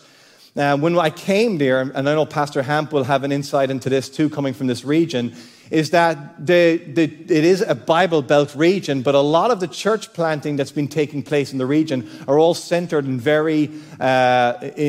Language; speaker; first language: English; native; English